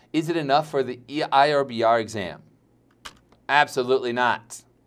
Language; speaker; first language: English; native; English